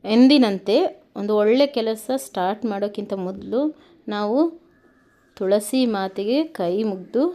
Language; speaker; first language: Kannada; non-native, local second language; Tulu